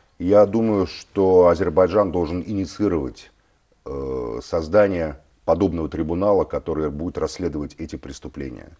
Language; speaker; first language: Russian; native; Russian